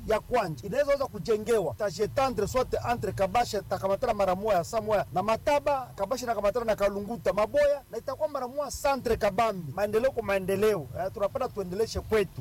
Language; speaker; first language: Swahili; non-native, local second language; Nande